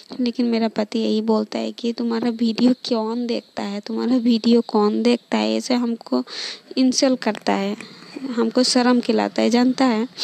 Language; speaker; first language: Hindi; non-native, local second language; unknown